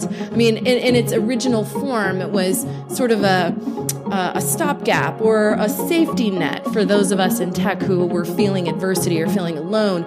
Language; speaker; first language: English; native; English